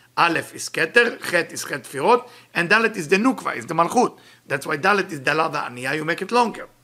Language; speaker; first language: English; non-native, fluent; Hebrew